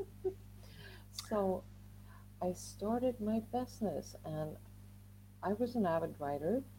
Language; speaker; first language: English; non-native, fluent; Swedish